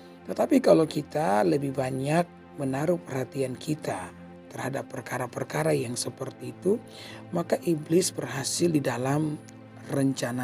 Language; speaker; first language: Indonesian; native; Indonesian